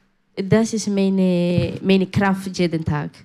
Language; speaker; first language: German; non-native, learner; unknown